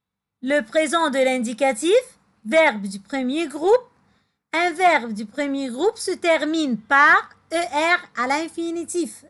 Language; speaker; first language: French; non-native, fluent; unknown